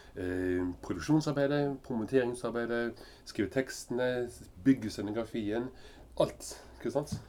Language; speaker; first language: Norwegian; early bilingual, heritage; Norwegian